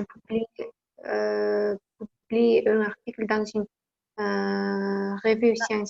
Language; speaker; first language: French; non-native, learner; Kazakh